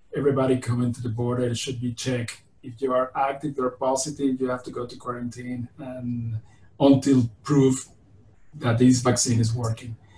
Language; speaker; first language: English; non-native, fluent; Spanish